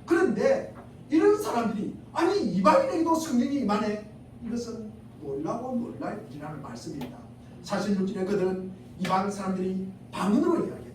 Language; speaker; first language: Korean; native; Korean